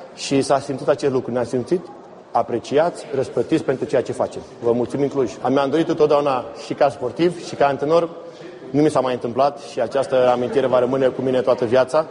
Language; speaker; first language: Romanian; native; Romanian